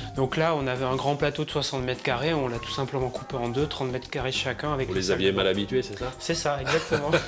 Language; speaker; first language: French; native; French